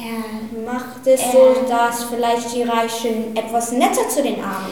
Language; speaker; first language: German; early bilingual, heritage; English